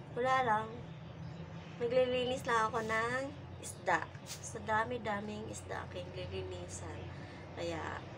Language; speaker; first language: Filipino; non-native, local second language; Cebuano